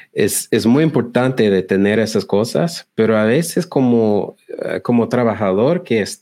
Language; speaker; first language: Spanish; non-native, learner; English